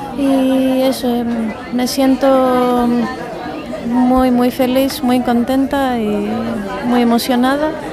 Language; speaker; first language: Spanish; non-native, fluent; Greek